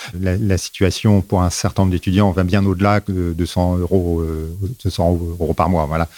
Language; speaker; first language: French; native; French